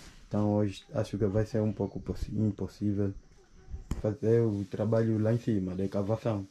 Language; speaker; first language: Portuguese; non-native, fluent; Vietnamese